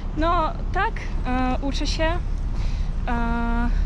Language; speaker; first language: Polish; early bilingual, heritage; Russian